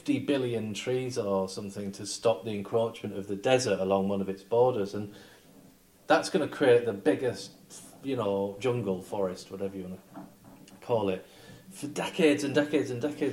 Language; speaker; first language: English; native; English